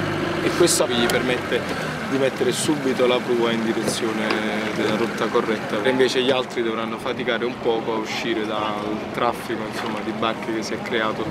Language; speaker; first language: Italian; native; Italian